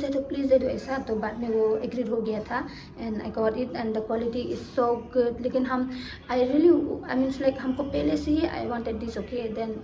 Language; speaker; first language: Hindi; non-native, local second language; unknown